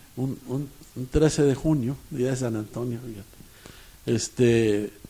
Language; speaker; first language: Spanish; native; Spanish